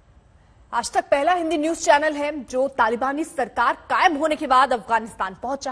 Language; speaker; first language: Hindi; native; Hindi